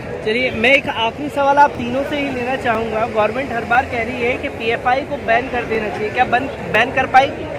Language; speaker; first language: Hindi; native; Hindi